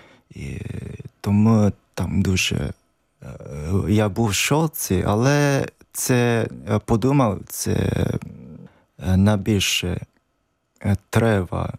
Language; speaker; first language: Ukrainian; non-native, learner; Japanese